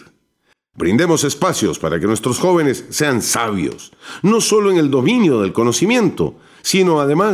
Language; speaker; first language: Spanish; native; Spanish